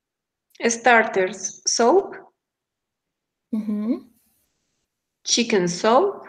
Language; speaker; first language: English; non-native, learner; Spanish